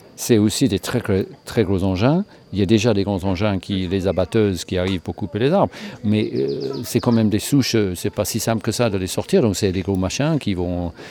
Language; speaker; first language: French; non-native, fluent; English